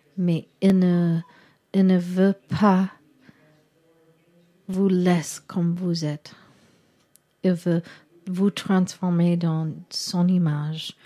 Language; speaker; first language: French; non-native, learner; English